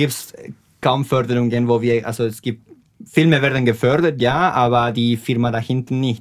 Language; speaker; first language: German; non-native, fluent; Spanish